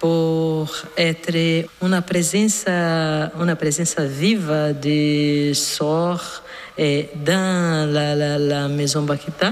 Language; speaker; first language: French; non-native, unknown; Portuguese